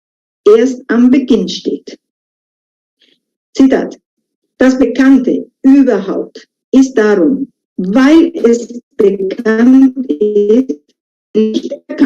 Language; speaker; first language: German; non-native, fluent; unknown